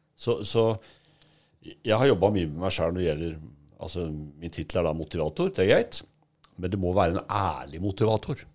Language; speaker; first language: Norwegian; native; Norwegian